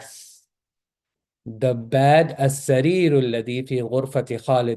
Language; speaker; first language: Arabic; non-native, fluent; English